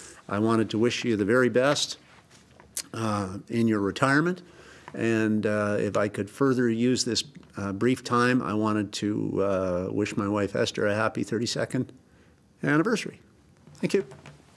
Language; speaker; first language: English; native; English